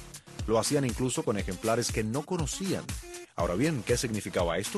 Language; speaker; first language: Spanish; native; Spanish